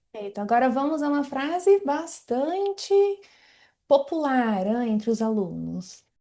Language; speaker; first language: Portuguese; native; Portuguese